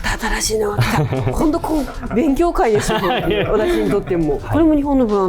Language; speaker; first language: Japanese; native; Japanese